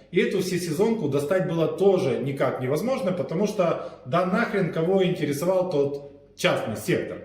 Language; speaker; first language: Russian; native; Russian